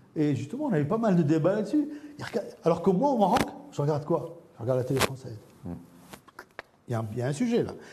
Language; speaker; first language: French; early bilingual, other home language; Arabic